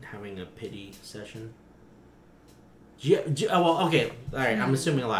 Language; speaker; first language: English; native; English